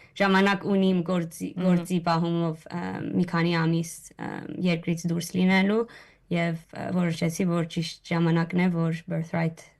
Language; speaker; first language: Armenian; early bilingual, heritage; Armenian